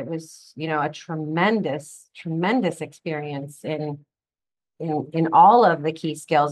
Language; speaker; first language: English; native; English